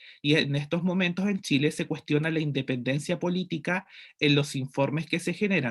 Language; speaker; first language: Spanish; native; Spanish